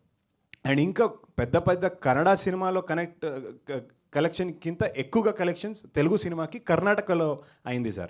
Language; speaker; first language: Telugu; non-native, local second language; Kannada